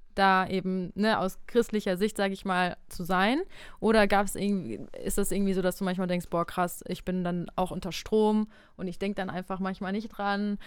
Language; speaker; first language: German; native; German